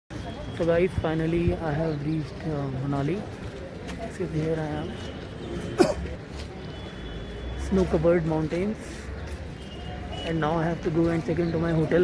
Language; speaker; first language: English; non-native, local second language; Hindi